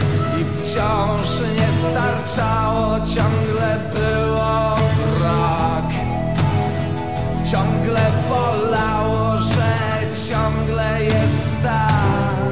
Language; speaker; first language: Polish; native; Polish